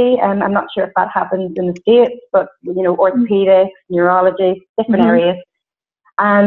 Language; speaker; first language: English; native; English